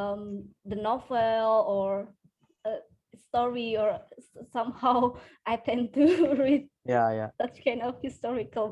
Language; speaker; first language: English; non-native, fluent; Indonesian